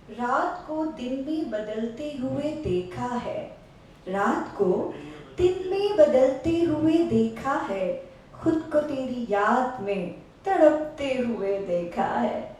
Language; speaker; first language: Urdu; non-native, local second language; Saraiki